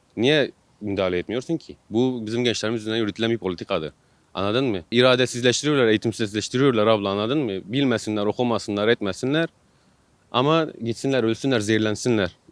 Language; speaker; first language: Turkish; non-native, local second language; Kurdish